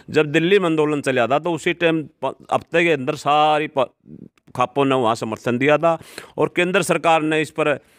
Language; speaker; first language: Hindi; native; Hindi